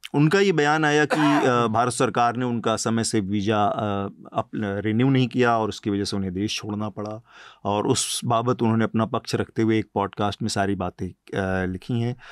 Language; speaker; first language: Hindi; native; Hindi